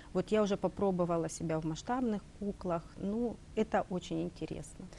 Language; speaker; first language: Russian; native; Russian